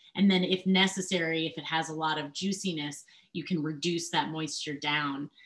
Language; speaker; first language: English; native; English